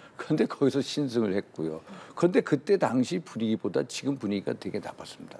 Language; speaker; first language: Korean; native; Korean